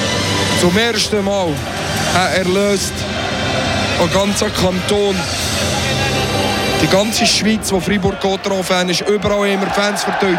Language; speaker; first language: German; native; German